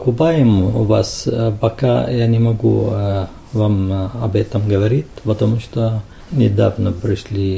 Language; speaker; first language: Russian; non-native, fluent; Arabic